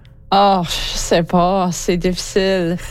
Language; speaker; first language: French; non-native, learner; English